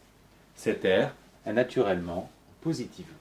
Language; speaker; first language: French; native; French